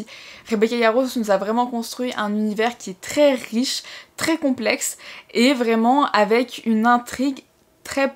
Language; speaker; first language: French; native; French